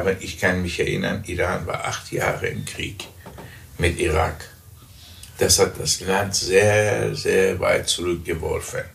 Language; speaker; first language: German; early bilingual, other home language; Persian